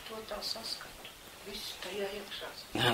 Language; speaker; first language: Latvian; non-native, local second language; Russian